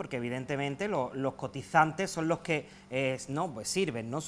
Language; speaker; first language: Spanish; native; Spanish